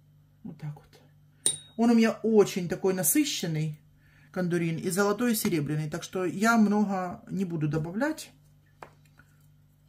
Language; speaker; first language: Russian; native; Russian